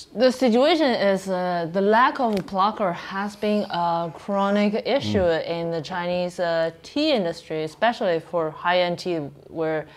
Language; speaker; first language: English; non-native, fluent; Chinese